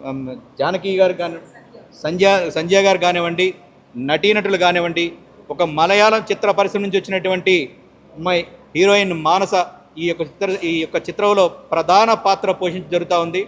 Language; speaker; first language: Telugu; native; Telugu